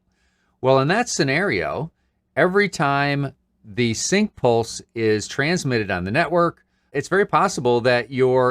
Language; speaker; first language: English; native; English